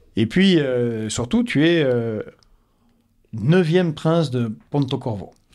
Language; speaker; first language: French; native; French